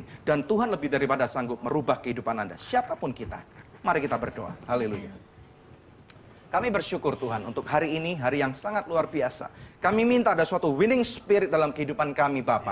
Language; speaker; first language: Indonesian; native; Indonesian